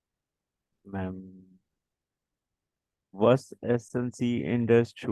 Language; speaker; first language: German; non-native, learner; Hindi